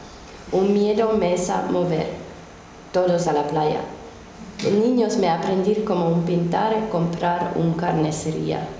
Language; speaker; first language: Spanish; non-native, learner; Finnish